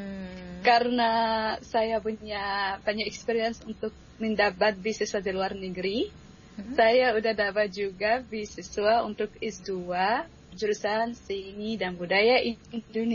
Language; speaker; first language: Indonesian; non-native, fluent; Arabic